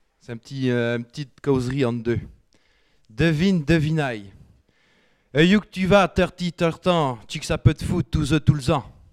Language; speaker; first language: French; native; French